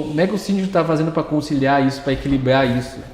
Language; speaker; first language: Portuguese; native; Portuguese